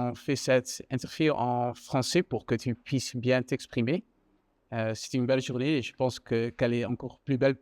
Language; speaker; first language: French; non-native, fluent; Dutch